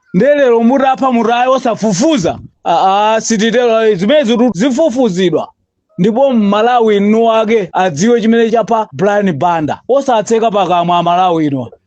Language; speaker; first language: Nyanja; native; Nyanja